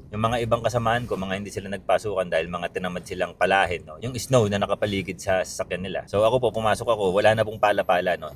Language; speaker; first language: Filipino; native; Filipino